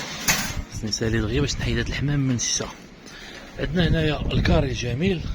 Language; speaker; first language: Arabic; native; Arabic